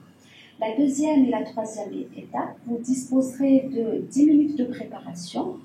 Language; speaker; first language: French; non-native, fluent; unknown